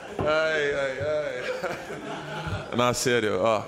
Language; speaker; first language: Portuguese; non-native, learner; English